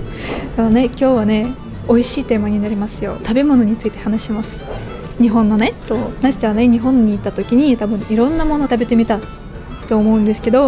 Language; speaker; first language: Japanese; non-native, fluent; Russian